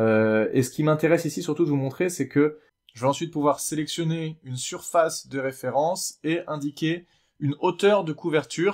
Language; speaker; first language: French; native; French